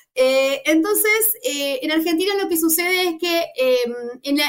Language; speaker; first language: Spanish; native; Spanish